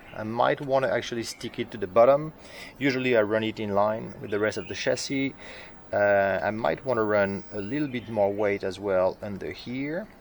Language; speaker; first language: English; non-native, fluent; French